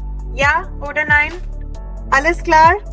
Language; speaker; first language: German; non-native, fluent; Hindi